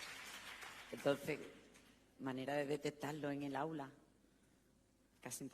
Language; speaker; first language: Spanish; native; Spanish